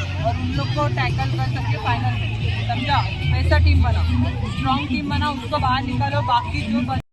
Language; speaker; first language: Hindi; non-native, local second language; Marathi